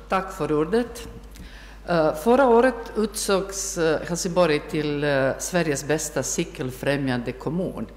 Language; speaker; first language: Swedish; non-native, fluent; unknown